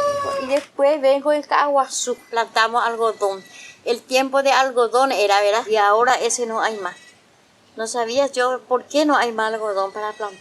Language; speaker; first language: Spanish; non-native, local second language; Guarani